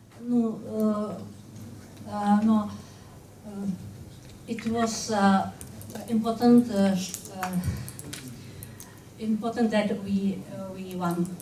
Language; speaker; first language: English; non-native, learner; Russian